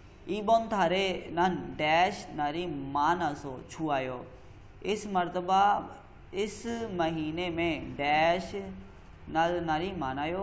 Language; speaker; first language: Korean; non-native, learner; Urdu